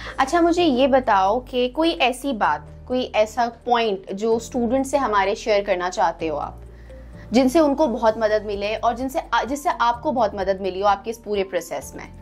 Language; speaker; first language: Urdu; native; Urdu